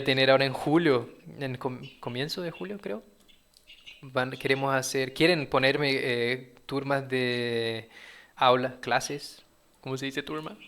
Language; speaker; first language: Spanish; early bilingual, heritage; Portuguese